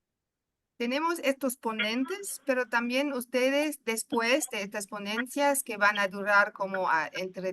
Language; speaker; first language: Spanish; non-native, fluent; German